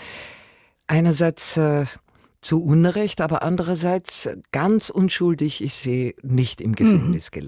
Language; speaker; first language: German; native; German